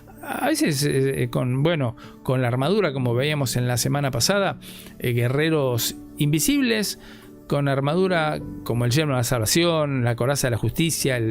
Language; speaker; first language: Spanish; native; Spanish